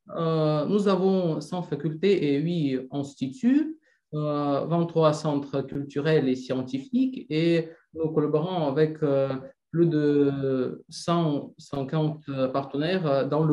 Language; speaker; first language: French; non-native, fluent; Russian